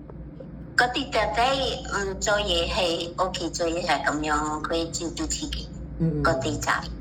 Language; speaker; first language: Cantonese; non-native, learner; Indonesian